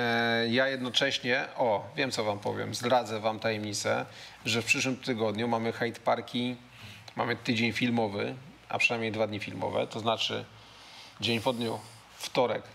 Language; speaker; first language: Polish; native; Polish